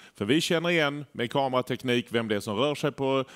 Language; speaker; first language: Swedish; native; Swedish